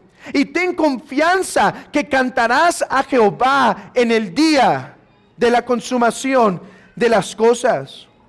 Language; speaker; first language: Spanish; native; Spanish